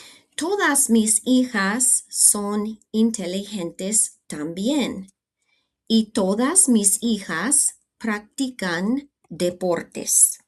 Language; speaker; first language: Spanish; non-native, fluent; English